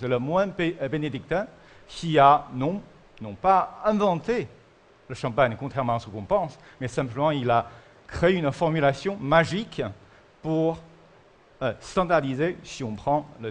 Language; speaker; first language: French; non-native, fluent; Chinese